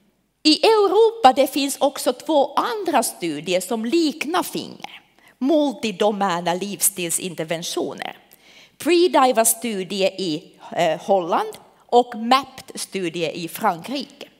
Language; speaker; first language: Swedish; non-native, local second language; Finnish